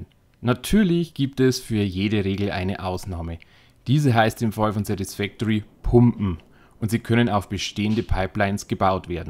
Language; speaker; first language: German; native; German